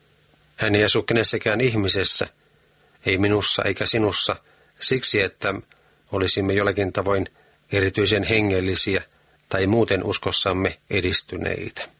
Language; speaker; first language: Finnish; native; Finnish